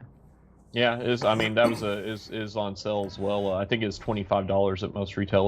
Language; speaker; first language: English; native; English